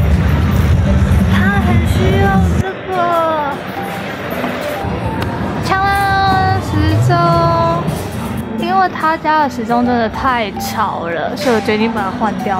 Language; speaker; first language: Chinese; native; Chinese